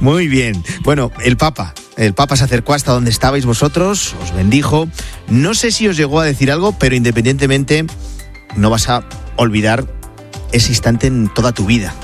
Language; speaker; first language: Spanish; native; Spanish